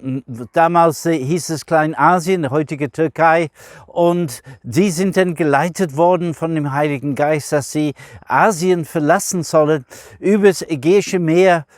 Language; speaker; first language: German; non-native, fluent; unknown